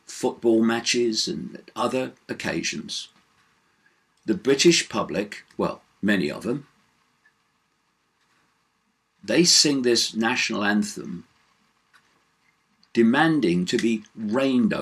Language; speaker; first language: English; native; English